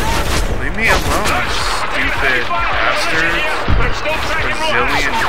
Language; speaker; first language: English; native; English